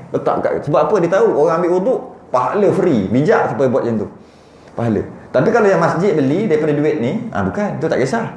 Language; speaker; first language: Malay; native; Malay